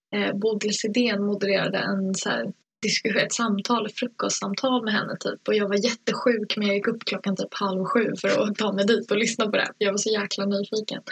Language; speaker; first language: Swedish; early bilingual, other home language; Persian